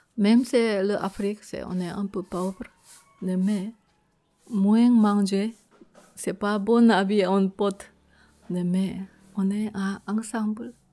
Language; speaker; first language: French; non-native, learner; Korean